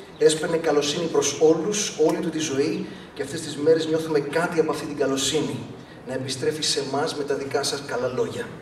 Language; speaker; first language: Greek; early bilingual, other home language; English